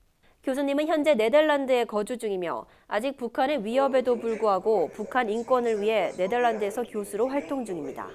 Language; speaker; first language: Korean; native; Korean